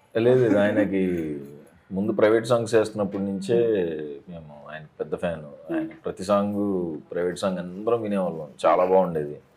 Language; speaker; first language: Telugu; native; Telugu